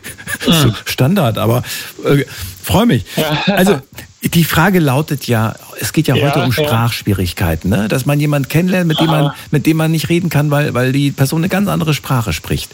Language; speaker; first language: German; native; German